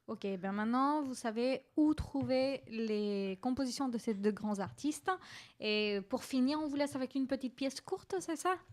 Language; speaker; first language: French; native; French